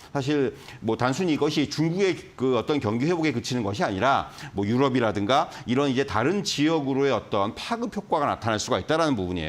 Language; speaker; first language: Korean; native; Korean